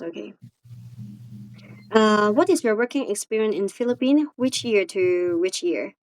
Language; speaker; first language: English; non-native, fluent; Cantonese